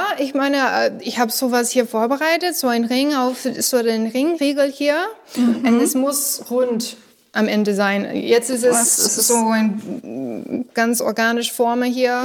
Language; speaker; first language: German; non-native, learner; English